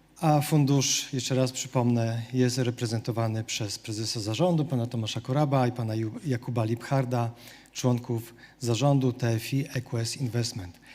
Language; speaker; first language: Polish; native; Polish